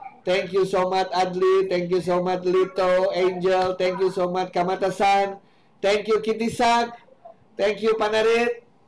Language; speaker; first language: English; non-native, fluent; Indonesian